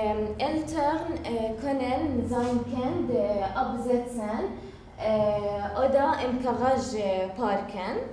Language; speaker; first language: German; non-native, learner; Arabic